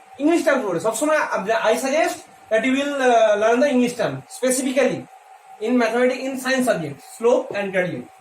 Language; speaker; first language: Hindi; non-native, local second language; Bangla